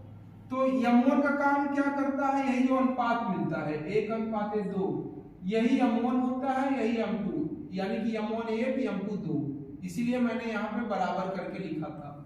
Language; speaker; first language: Hindi; native; Hindi